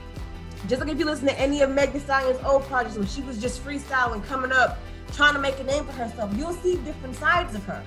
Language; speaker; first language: English; native; English